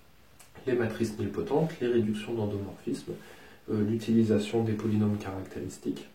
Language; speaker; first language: French; native; French